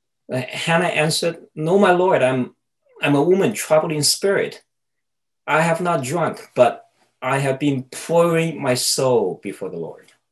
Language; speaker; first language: English; non-native, fluent; Chinese